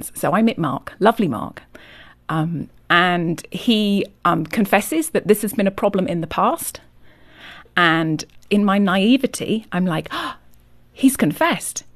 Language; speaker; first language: English; native; English